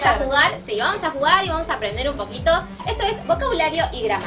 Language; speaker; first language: Spanish; native; Spanish